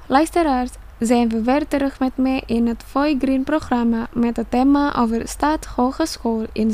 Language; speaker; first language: Dutch; non-native, fluent; Indonesian